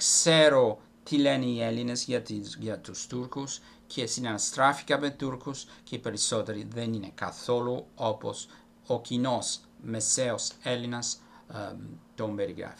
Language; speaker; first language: Greek; non-native, fluent; Italian